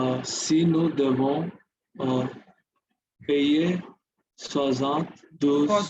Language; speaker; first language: French; non-native, learner; Bangla